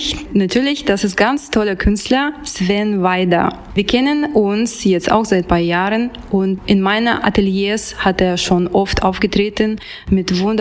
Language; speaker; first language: German; non-native, fluent; Russian